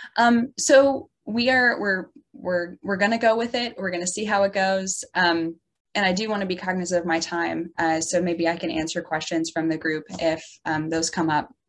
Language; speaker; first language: English; native; English